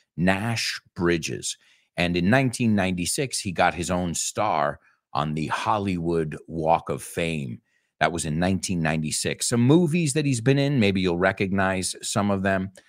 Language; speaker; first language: English; native; English